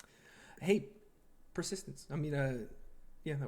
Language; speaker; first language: English; native; English